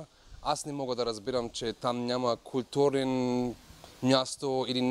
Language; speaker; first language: Bulgarian; non-native, learner; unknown